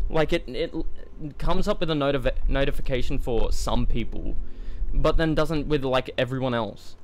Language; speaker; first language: English; native; English